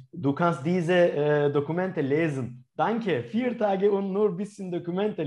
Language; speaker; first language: German; non-native, fluent; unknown